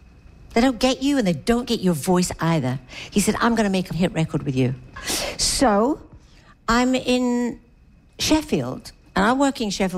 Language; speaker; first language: English; native; English